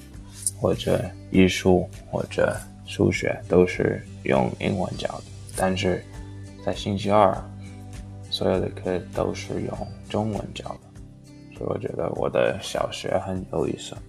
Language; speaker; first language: Chinese; non-native, fluent; English